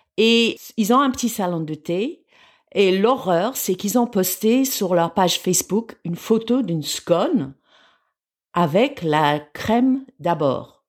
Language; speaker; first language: French; non-native, fluent; English